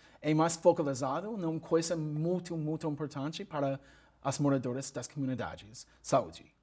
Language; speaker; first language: Portuguese; non-native, learner; English